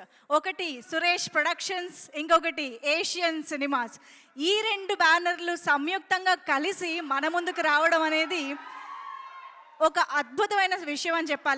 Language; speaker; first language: Telugu; native; Telugu